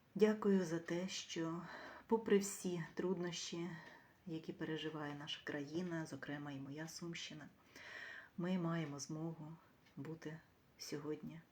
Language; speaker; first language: Ukrainian; native; Ukrainian